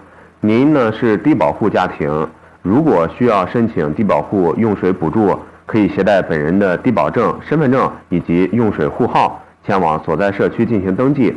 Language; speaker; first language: Chinese; native; Chinese